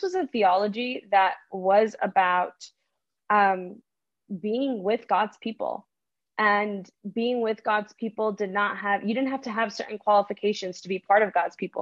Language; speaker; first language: English; early bilingual, other home language; Spanish